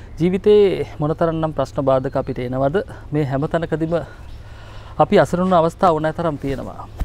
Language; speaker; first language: Sinhala; native; Sinhala